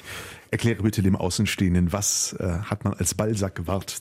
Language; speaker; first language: German; native; German